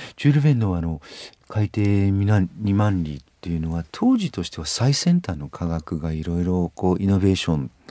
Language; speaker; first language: Japanese; non-native, fluent; English